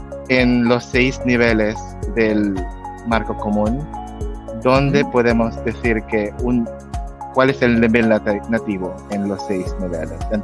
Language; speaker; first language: Spanish; non-native, fluent; Filipino